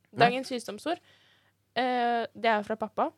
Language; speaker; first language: Norwegian; native; Norwegian